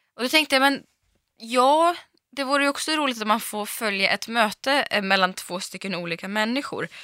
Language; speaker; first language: Swedish; early bilingual, other home language; Russian